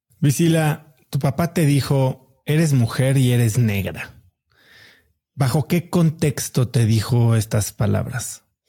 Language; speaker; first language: Spanish; native; Spanish